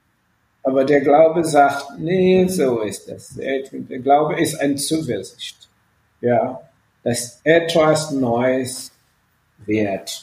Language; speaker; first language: German; non-native, fluent; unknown